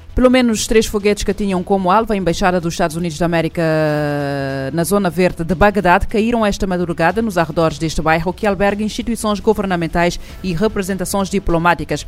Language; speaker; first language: Portuguese; non-native, local second language; Kabuverdianu